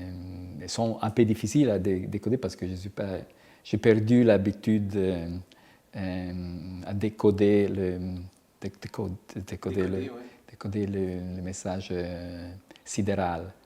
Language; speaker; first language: French; non-native, fluent; Italian